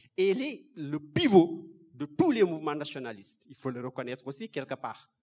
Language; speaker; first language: French; non-native, local second language; Wolof